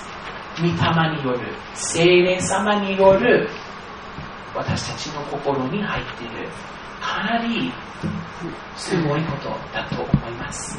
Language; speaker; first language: Japanese; non-native, fluent; English